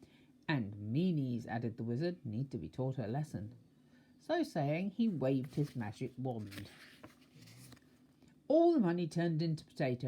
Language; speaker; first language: English; native; English